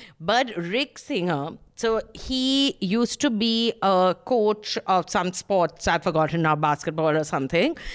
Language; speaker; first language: English; native; English